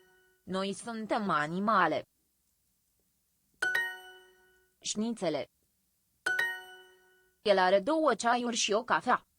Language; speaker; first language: Romanian; non-native, learner; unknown